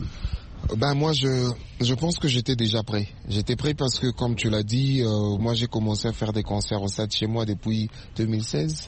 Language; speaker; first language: French; non-native, local second language; Swahili